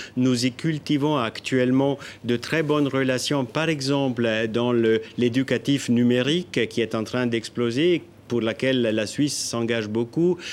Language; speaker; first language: French; non-native, local second language; Italian